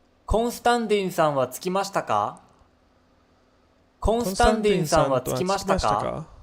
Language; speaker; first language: Japanese; non-native, learner; English